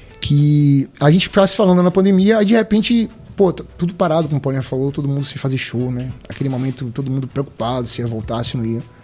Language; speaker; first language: Portuguese; native; Portuguese